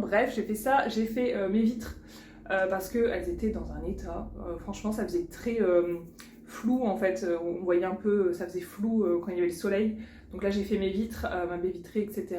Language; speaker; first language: French; native; French